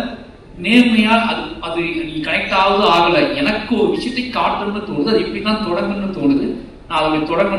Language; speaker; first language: Tamil; native; Tamil